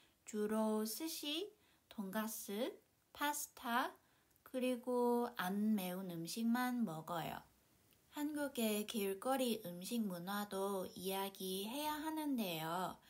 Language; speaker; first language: Korean; non-native, fluent; Cantonese